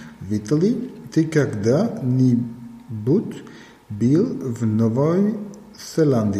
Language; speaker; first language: Russian; non-native, learner; German